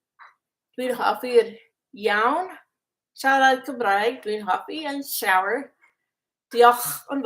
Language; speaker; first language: Welsh; non-native, learner; English